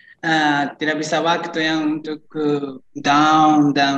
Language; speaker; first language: Indonesian; non-native, learner; Japanese